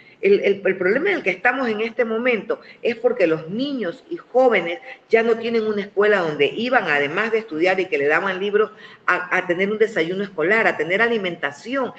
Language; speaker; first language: Spanish; native; Spanish